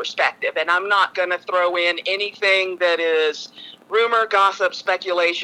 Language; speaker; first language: English; native; English